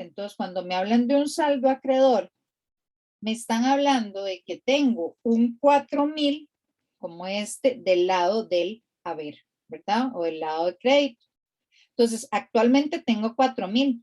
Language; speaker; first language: Spanish; native; Spanish